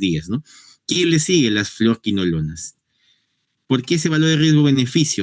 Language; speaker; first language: Spanish; native; Spanish